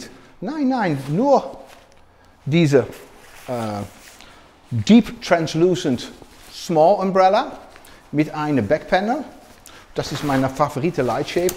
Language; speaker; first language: German; non-native, learner; Dutch